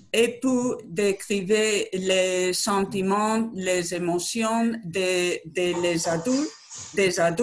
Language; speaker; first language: French; non-native, learner; Spanish